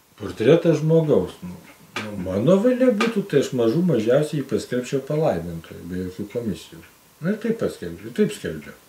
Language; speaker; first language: Lithuanian; native; Lithuanian